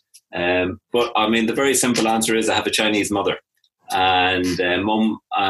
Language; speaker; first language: English; native; English